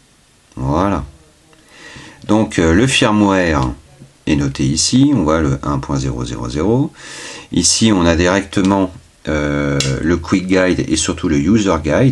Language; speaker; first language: French; native; French